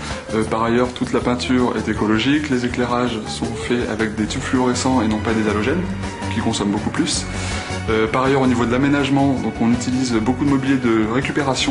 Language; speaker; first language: French; native; French